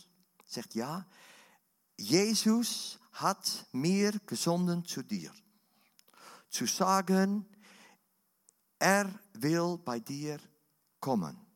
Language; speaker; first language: German; non-native, learner; Dutch